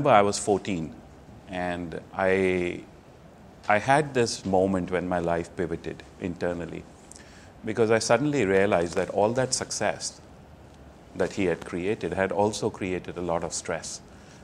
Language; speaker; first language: English; non-native, local second language; Hindi